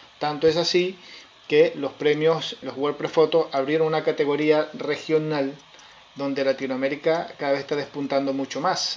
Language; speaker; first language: Spanish; native; Spanish